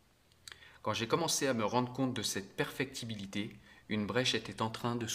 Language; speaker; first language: French; native; French